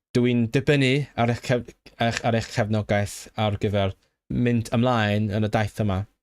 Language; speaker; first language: Welsh; non-native, fluent; Cantonese